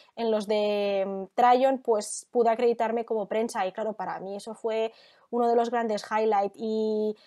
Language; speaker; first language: Spanish; native; Spanish